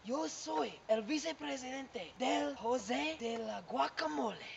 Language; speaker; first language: Spanish; non-native, learner; English